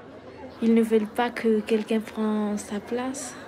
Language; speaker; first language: French; non-native, local second language; Malagasy